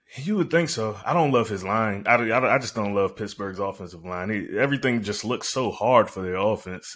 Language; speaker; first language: English; native; English